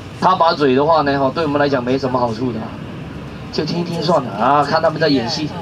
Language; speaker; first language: Chinese; non-native, fluent; Vietnamese